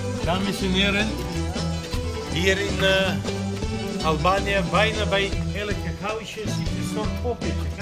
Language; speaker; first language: Dutch; non-native, fluent; Macedonian